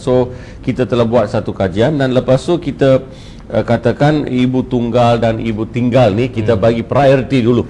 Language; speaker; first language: Malay; non-native, local second language; Tamil